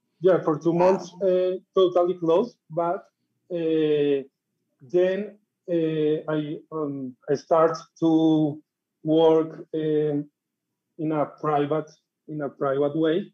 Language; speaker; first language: English; non-native, learner; Spanish